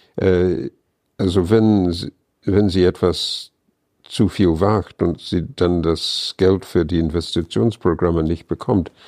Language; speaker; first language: German; non-native, fluent; English